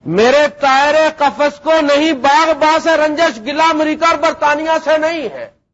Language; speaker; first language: Urdu; non-native, local second language; Punjabi